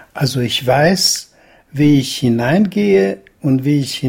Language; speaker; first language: German; non-native, fluent; Hungarian